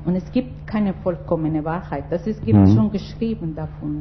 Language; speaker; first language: German; non-native, fluent; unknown